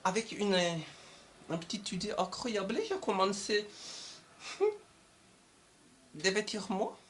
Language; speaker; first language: French; non-native, learner; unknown